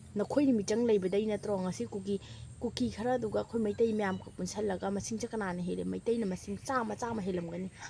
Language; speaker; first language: Manipuri; native; Manipuri